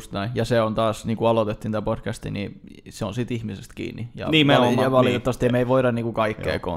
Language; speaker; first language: Finnish; native; Finnish